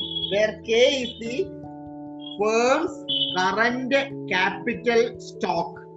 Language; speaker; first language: English; non-native, local second language; Malayalam